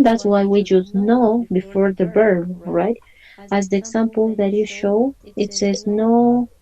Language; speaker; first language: English; non-native, fluent; Spanish